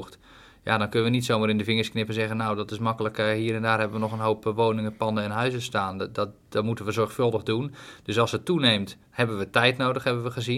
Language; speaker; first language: Dutch; native; Dutch